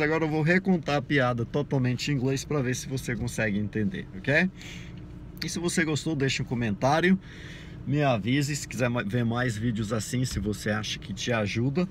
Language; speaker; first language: Portuguese; non-native, fluent; English